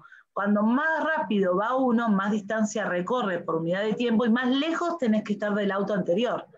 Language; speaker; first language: Spanish; native; Spanish